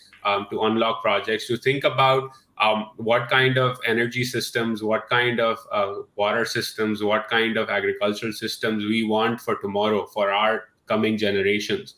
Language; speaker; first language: English; non-native, local second language; Urdu